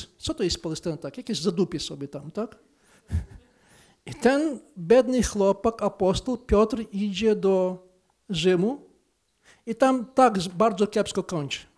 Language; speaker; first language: Polish; non-native, fluent; Ukrainian